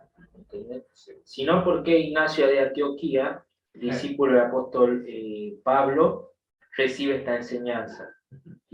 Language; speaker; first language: Spanish; native; Spanish